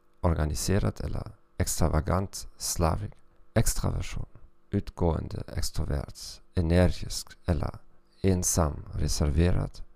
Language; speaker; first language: Swedish; non-native, fluent; German